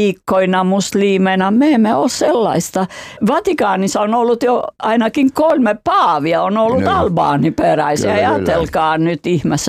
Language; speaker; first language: Finnish; non-native, fluent; Albanian